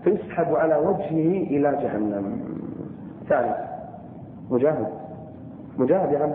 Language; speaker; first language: Arabic; native; Arabic